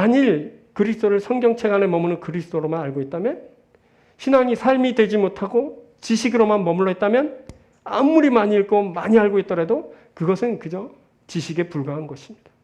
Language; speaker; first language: Korean; native; Korean